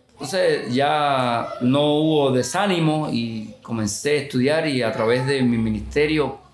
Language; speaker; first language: Spanish; native; Spanish